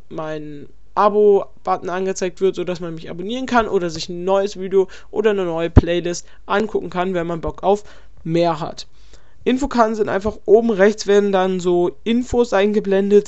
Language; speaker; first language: German; native; German